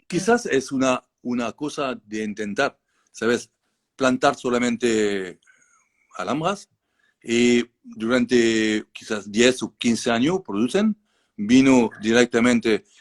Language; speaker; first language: Spanish; non-native, learner; French